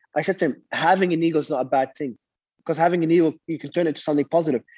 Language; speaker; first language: English; early bilingual, other home language; Arabic